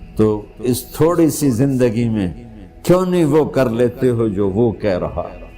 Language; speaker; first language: Urdu; non-native, local second language; Punjabi